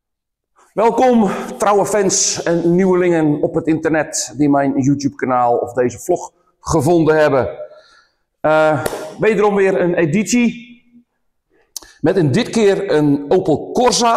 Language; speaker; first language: Dutch; native; Dutch